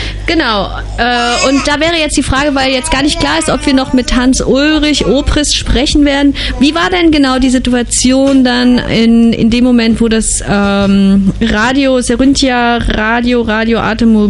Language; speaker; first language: German; native; German